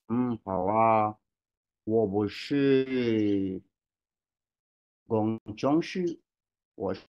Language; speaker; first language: Chinese; non-native, learner; Swahili